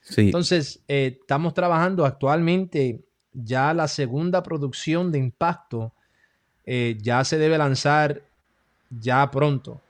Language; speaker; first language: Spanish; early bilingual, heritage; Spanish